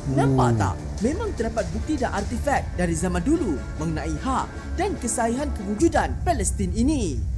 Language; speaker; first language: Malay; native; Malay